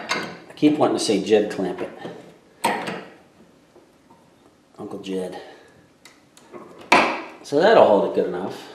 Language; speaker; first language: English; native; English